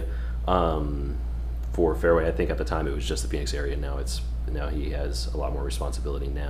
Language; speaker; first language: English; native; English